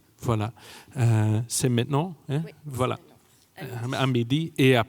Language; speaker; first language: French; non-native, fluent; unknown